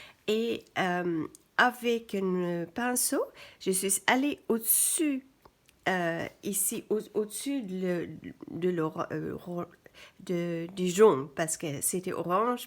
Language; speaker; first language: French; non-native, fluent; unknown